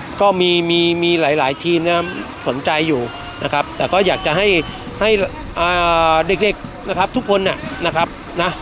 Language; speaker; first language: Thai; native; Thai